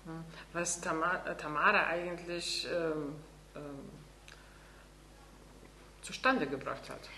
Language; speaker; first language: German; non-native, fluent; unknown